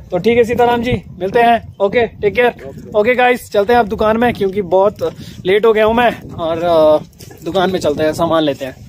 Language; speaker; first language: Hindi; native; Hindi